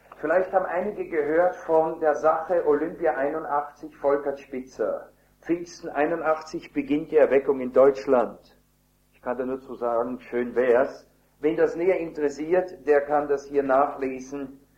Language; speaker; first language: German; native; German